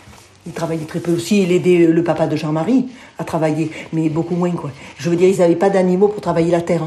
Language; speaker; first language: French; native; French